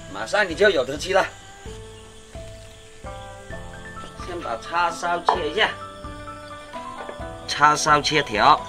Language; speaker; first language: Chinese; native; Chinese